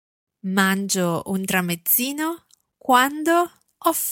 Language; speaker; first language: Italian; non-native, learner; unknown